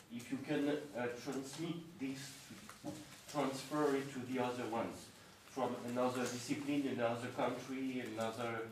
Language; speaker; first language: English; non-native, fluent; French